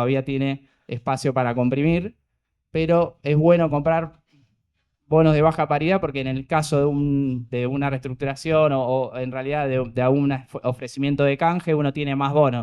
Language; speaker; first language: Spanish; native; Spanish